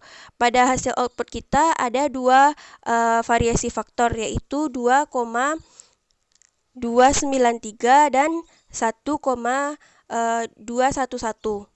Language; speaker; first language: Indonesian; native; Indonesian